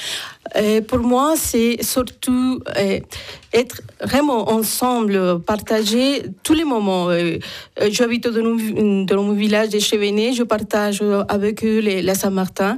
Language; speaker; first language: French; non-native, fluent; Spanish